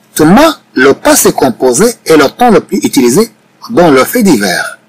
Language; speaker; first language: French; non-native, local second language; Arabic